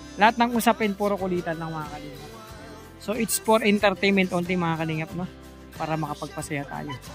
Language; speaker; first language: Filipino; native; Filipino